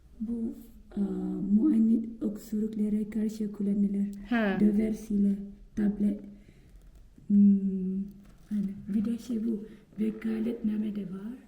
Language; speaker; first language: Turkish; non-native, learner; Malay